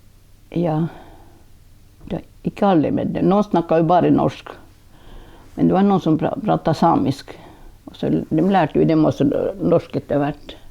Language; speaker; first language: Norwegian; non-native, local second language; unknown